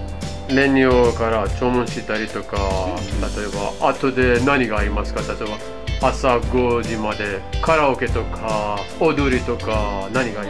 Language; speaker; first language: Japanese; non-native, fluent; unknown